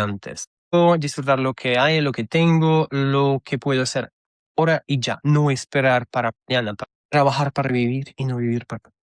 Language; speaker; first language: Spanish; non-native, fluent; Russian